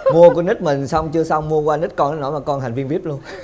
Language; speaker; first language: Vietnamese; native; Vietnamese